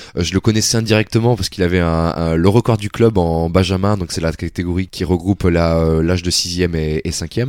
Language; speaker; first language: French; native; French